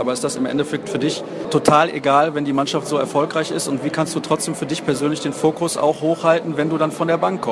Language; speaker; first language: German; native; German